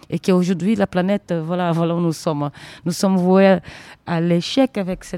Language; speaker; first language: French; non-native, fluent; Portuguese